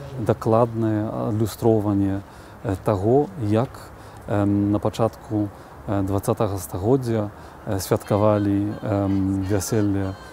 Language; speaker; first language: Belarusian; non-native, fluent; Polish